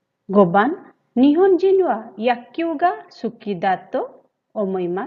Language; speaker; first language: Japanese; non-native, fluent; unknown